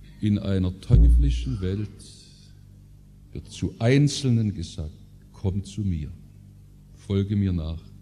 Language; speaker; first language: German; native; German